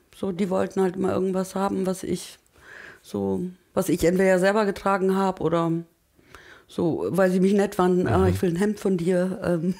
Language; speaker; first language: German; early bilingual, other home language; Turkish